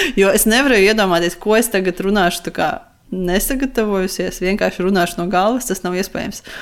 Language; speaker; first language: Latvian; non-native, local second language; Russian